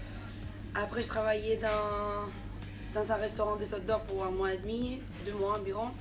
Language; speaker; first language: French; non-native, fluent; Spanish